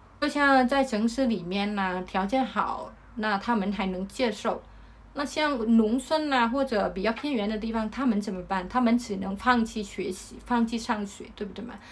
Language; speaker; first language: Chinese; non-native, fluent; Vietnamese